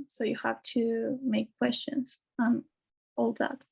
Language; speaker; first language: English; non-native, fluent; Spanish